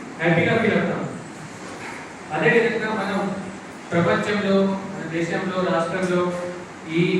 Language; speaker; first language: Telugu; non-native, fluent; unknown